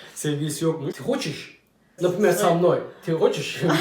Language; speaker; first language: Russian; non-native, learner; Turkish